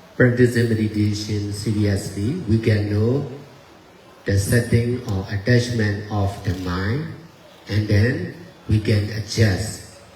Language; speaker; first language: English; non-native, fluent; Burmese